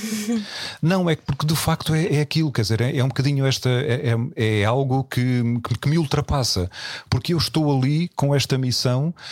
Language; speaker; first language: Portuguese; native; Portuguese